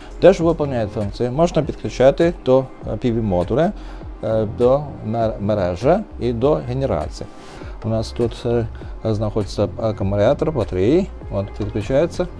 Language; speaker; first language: Ukrainian; non-native, learner; Chinese